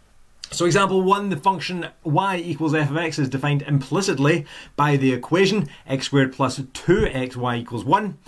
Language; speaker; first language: English; native; English